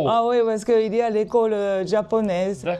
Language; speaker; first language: French; non-native, fluent; Japanese